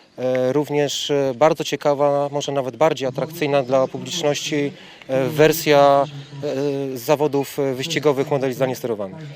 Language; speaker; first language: Polish; native; Polish